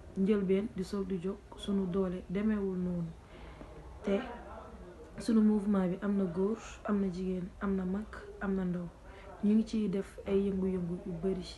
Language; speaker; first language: Wolof; native; Wolof